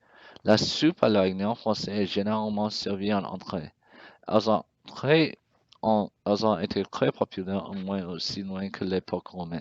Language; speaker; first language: French; non-native, learner; English